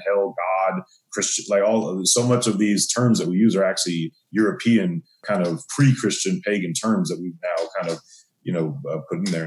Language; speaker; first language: English; native; English